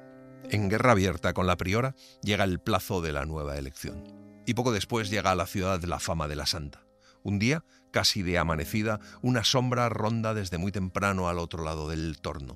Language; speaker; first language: Spanish; native; Spanish